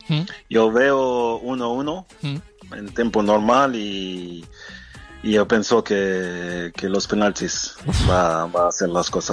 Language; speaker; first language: Spanish; non-native, fluent; French